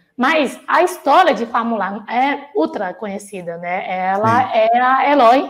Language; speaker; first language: Portuguese; non-native, fluent; Chinese